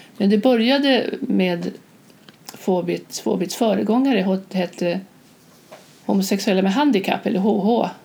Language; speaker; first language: Swedish; native; Swedish